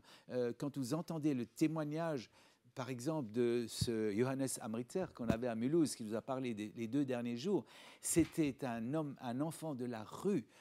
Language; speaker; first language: French; native; French